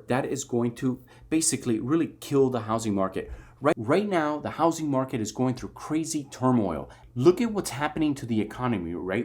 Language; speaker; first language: English; native; English